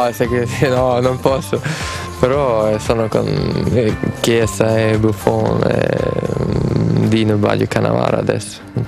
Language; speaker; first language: Italian; non-native, fluent; Swedish